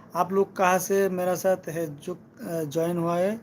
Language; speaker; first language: Hindi; non-native, learner; Bangla